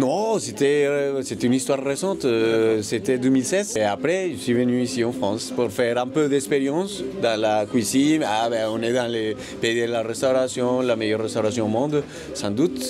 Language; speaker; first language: French; non-native, fluent; Spanish